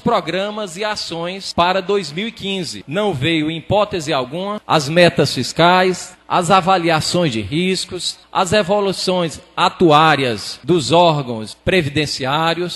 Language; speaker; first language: Portuguese; native; Portuguese